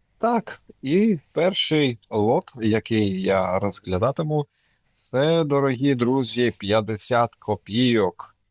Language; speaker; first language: Ukrainian; non-native, local second language; Russian